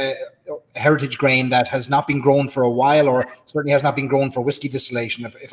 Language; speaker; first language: English; native; English